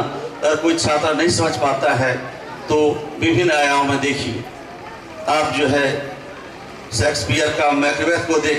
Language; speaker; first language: Hindi; native; Hindi